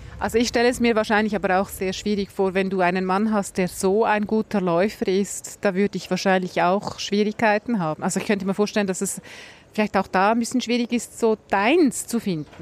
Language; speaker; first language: German; native; German